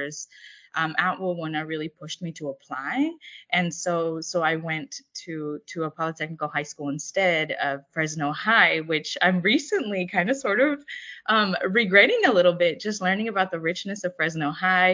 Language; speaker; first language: English; early bilingual, other home language; Spanish